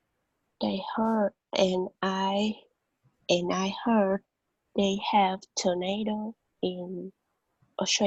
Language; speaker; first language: English; non-native, learner; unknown